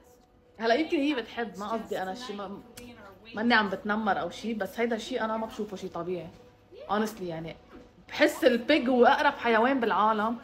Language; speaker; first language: Arabic; native; Arabic